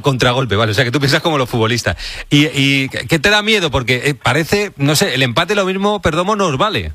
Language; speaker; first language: Spanish; native; Spanish